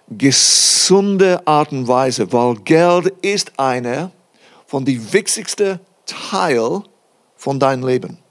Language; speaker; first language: German; non-native, fluent; English